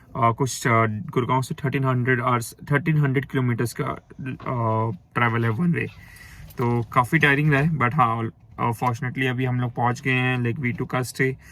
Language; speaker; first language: Hindi; native; Hindi